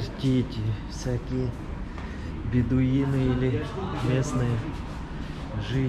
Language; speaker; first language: Russian; native; Russian